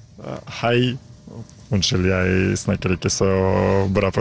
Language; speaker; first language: Norwegian; non-native, learner; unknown